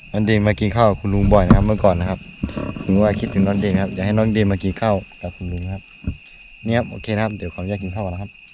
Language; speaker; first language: Thai; non-native, local second language; Karen languages